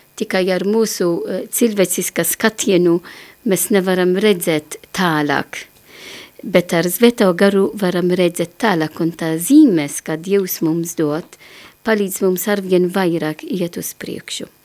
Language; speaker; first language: Latvian; non-native, learner; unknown